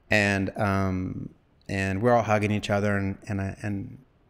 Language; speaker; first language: English; native; English